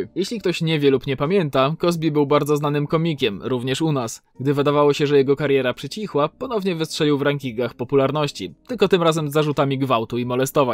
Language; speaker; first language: Polish; native; Polish